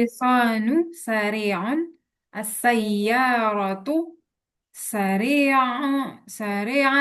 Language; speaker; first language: Arabic; non-native, learner; Indonesian